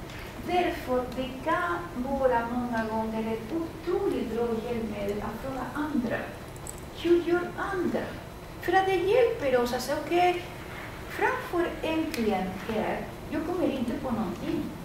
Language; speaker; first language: Swedish; non-native, fluent; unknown